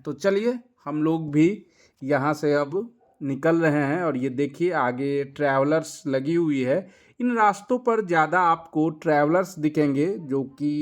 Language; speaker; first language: Hindi; native; Hindi